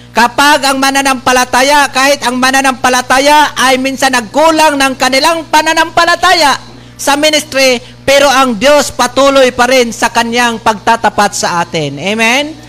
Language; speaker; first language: Filipino; non-native, local second language; Bikol